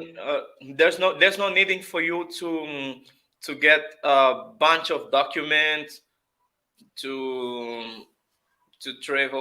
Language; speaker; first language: English; non-native, fluent; Portuguese